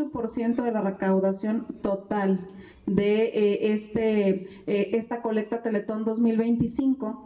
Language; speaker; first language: Spanish; native; Spanish